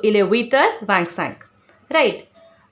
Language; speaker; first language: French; non-native, fluent; Hindi